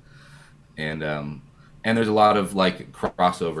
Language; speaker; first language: English; native; English